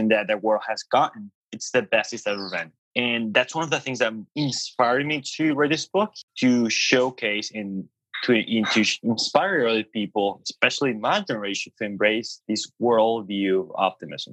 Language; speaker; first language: English; non-native, fluent; Spanish